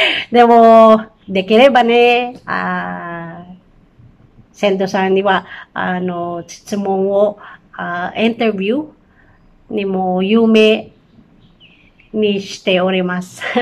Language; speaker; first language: Japanese; non-native, learner; Filipino